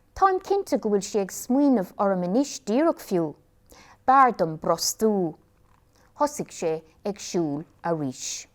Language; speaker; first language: Irish; non-native, local second language; English